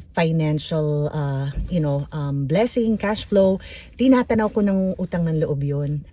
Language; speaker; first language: Filipino; native; Filipino